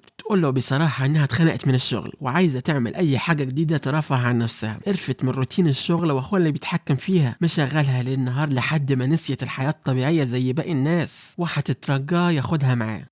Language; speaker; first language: Arabic; native; Arabic